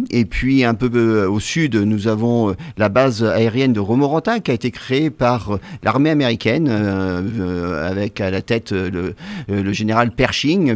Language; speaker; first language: French; native; French